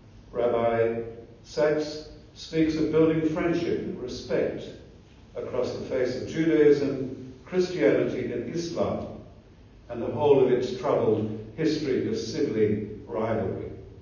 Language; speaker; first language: English; early bilingual, other home language; German